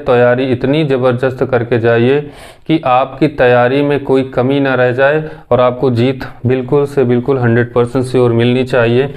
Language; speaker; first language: Hindi; native; Hindi